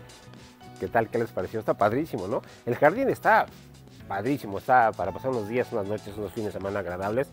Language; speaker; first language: Spanish; native; Spanish